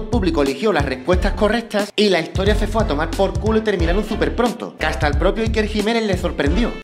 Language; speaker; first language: Spanish; native; Spanish